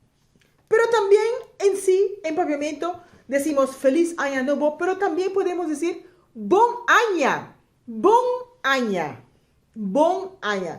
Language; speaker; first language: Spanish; non-native, local second language; Papiamento